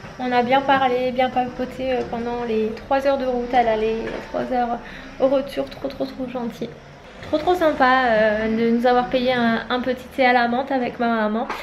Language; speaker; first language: French; native; French